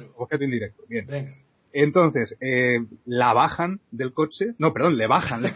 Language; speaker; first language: Spanish; native; Spanish